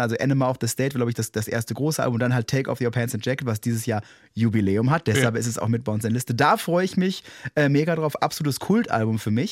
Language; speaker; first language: German; native; German